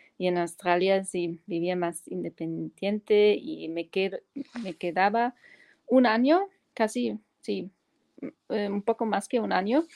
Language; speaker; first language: Spanish; non-native, fluent; German